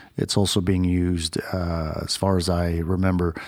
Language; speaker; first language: English; non-native, fluent; Dutch